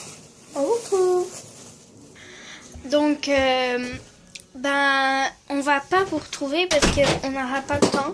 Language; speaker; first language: French; native; French